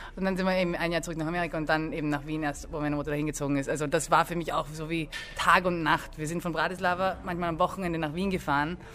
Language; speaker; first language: German; early bilingual, other home language; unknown